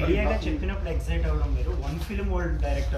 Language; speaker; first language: Telugu; native; Telugu